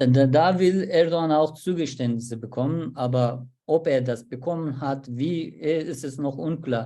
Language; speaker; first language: German; non-native, learner; Turkish